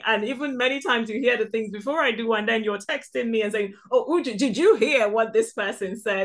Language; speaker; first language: English; non-native, local second language; Igbo